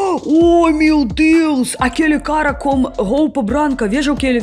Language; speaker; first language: Portuguese; non-native, learner; Russian